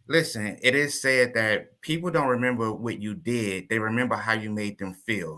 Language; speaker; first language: English; native; English